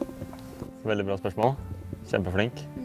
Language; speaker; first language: Norwegian; native; Norwegian